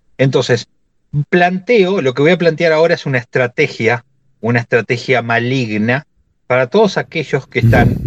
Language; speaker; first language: Spanish; native; Spanish